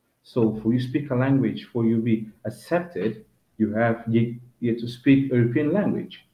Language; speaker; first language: English; non-native, fluent; Kabuverdianu